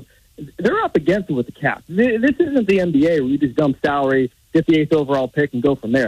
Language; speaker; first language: English; native; English